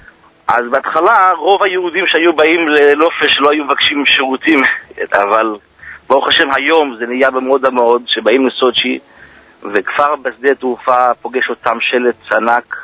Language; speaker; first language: Hebrew; early bilingual, heritage; Hebrew